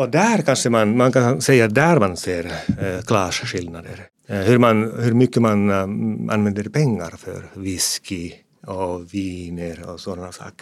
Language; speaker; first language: Swedish; non-native, fluent; Finnish